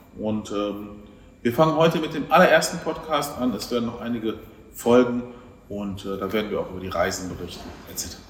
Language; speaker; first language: German; early bilingual, other home language; Turkish